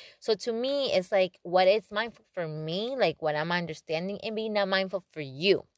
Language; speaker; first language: English; non-native, fluent; Spanish